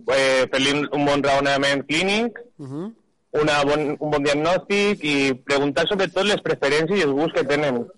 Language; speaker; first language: Spanish; non-native, local second language; Catalan